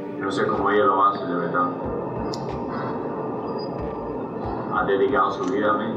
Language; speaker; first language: Spanish; early bilingual, heritage; English